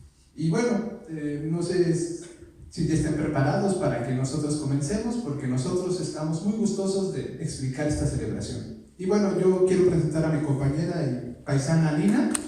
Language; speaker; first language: Spanish; native; Spanish